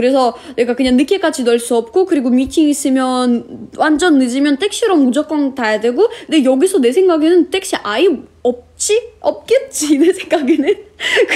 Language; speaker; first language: Korean; non-native, fluent; Russian